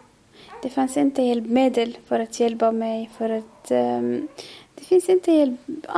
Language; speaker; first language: Swedish; non-native, learner; Arabic